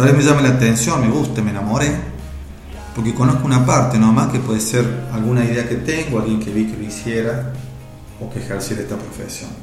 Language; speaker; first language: Spanish; native; Spanish